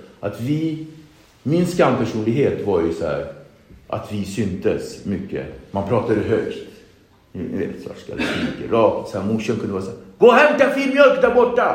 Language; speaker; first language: Swedish; early bilingual, other home language; Kabuverdianu